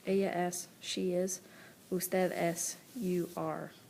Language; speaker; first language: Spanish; non-native, fluent; English